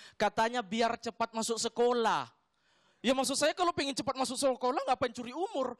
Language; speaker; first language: Indonesian; native; Indonesian